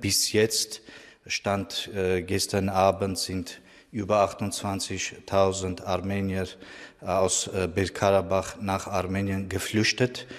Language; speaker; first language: German; non-native, fluent; Armenian